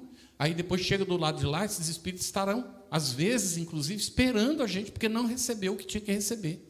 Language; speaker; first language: Portuguese; native; Portuguese